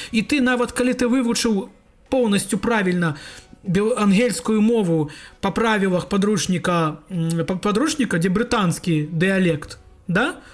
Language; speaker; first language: Belarusian; non-native, local second language; Russian